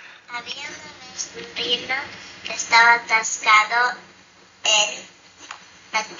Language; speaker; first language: Spanish; early bilingual, heritage; Spanish